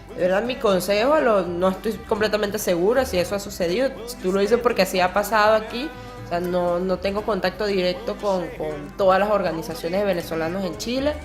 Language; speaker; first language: Spanish; native; Spanish